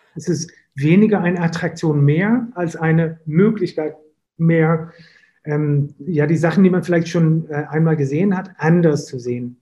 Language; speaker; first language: German; non-native, fluent; English